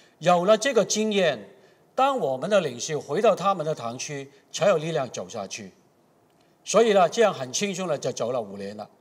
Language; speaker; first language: Chinese; non-native, local second language; Cantonese